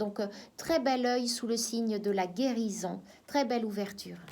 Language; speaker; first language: French; native; French